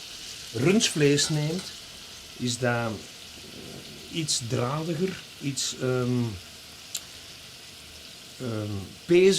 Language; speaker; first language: Dutch; native; Dutch